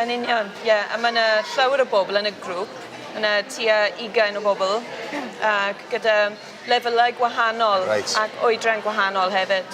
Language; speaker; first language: Welsh; non-native, local second language; English